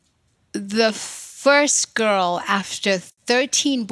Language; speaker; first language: English; non-native, local second language; Malayalam